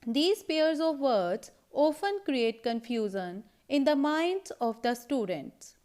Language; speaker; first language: English; non-native, local second language; Punjabi